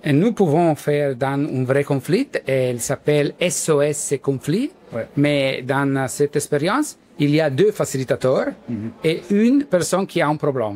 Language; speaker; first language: French; non-native, learner; Italian